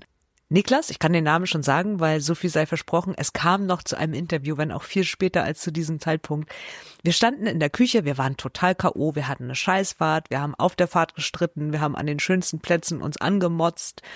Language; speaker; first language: German; native; German